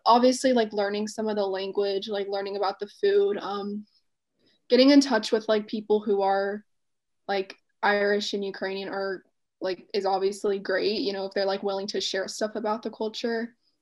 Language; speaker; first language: English; native; English